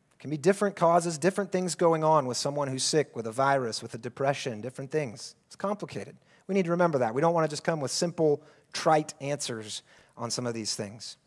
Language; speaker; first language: English; native; English